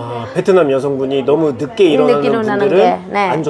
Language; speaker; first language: Korean; native; Korean